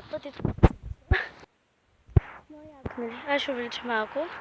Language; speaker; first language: Bulgarian; native; Bulgarian